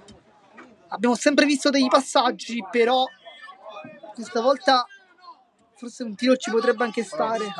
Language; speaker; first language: Italian; native; Italian